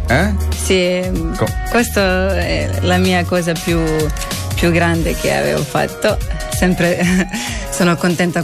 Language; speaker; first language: Italian; non-native, learner; Croatian